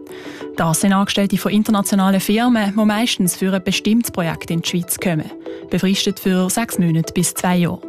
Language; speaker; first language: German; native; German